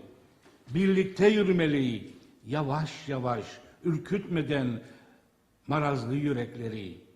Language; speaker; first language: Turkish; native; Turkish